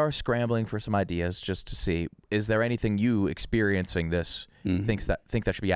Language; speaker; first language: English; native; English